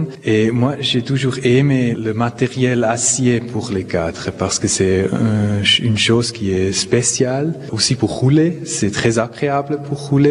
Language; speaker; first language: French; non-native, local second language; Swiss German